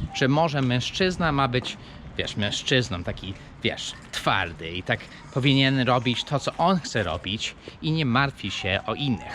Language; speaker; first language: Polish; non-native, fluent; English